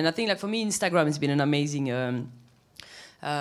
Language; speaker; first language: English; non-native, fluent; French